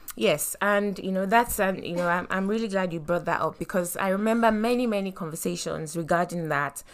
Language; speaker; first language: English; non-native, local second language; Yoruba